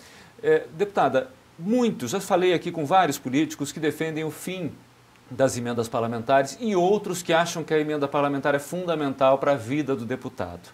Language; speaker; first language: Portuguese; native; Portuguese